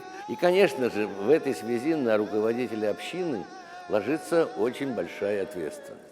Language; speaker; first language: Russian; native; Russian